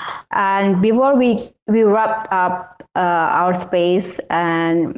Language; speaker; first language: English; non-native, learner; Indonesian